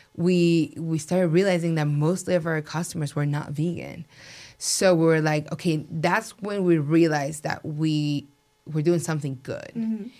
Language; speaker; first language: English; non-native, fluent; Spanish